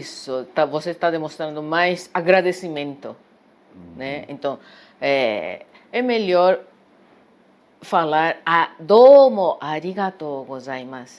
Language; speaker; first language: Portuguese; non-native, fluent; Japanese